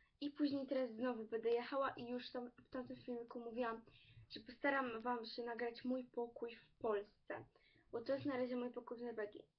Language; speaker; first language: Polish; early bilingual, heritage; Polish